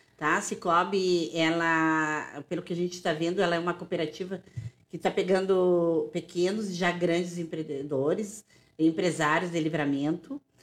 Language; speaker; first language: Portuguese; native; Portuguese